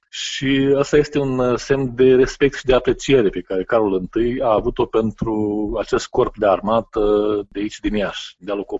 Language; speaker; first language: Romanian; native; Romanian